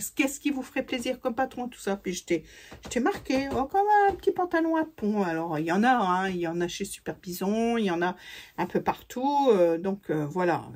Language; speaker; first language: French; native; French